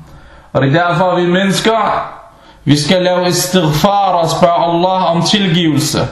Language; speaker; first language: Danish; non-native, fluent; Arabic